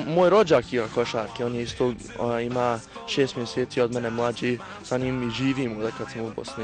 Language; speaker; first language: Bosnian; early bilingual, heritage; Bosnian